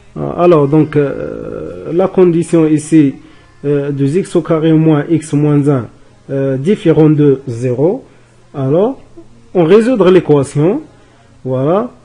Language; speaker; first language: French; non-native, local second language; Arabic